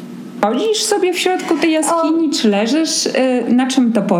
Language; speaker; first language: Polish; native; Polish